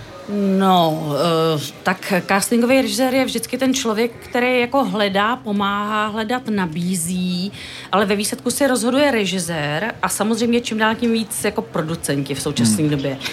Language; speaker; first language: Czech; native; Czech